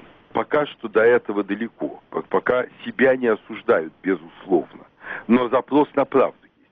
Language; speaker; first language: Russian; native; Russian